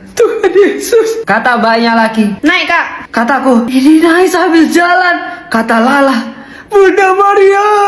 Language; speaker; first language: Indonesian; native; Indonesian